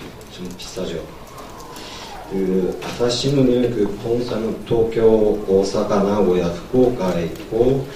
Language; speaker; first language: Korean; non-native, learner; Japanese